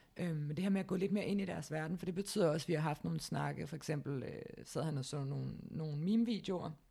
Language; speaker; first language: Danish; native; Danish